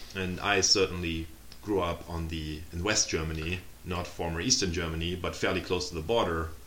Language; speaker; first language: English; non-native, fluent; German